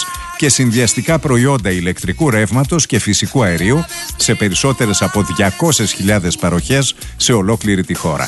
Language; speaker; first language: Greek; native; Greek